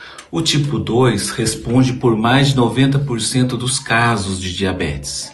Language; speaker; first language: Portuguese; native; Portuguese